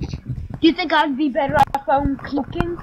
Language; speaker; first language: English; native; English